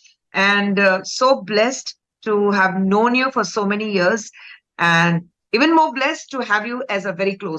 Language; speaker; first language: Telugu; non-native, local second language; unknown